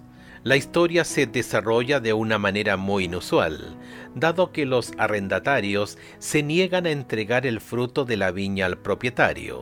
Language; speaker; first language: Spanish; native; Spanish